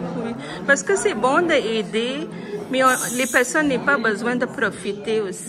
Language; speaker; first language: French; non-native, learner; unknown